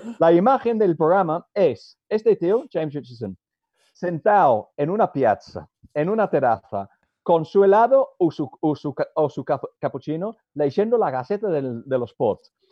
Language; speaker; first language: Spanish; non-native, fluent; English